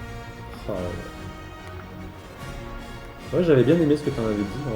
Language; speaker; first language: French; native; French